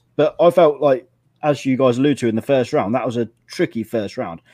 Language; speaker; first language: English; native; English